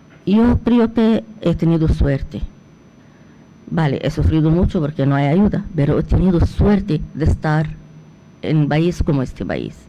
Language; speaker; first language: Spanish; non-native, fluent; Arabic